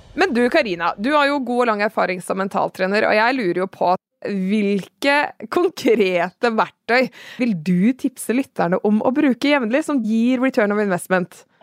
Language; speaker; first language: Norwegian; native; Norwegian